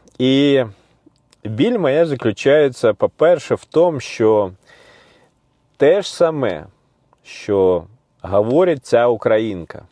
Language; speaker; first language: Ukrainian; non-native, learner; Russian